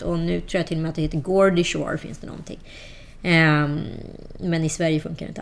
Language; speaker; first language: Swedish; native; Swedish